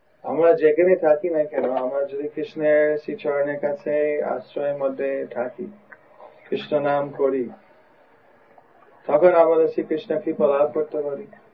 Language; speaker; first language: Bangla; non-native, fluent; English